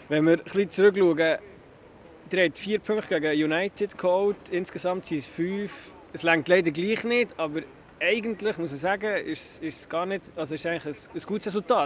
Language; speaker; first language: German; native; German